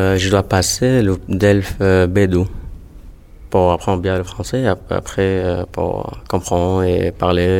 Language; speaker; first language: French; non-native, learner; Arabic